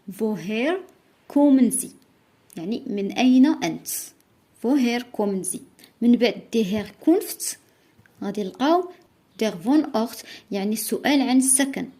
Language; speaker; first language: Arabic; native; Arabic